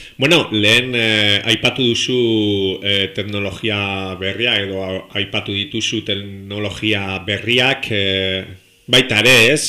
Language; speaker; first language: Basque; non-native, local second language; Spanish